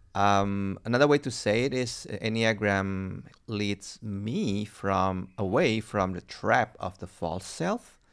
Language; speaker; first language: English; non-native, fluent; Indonesian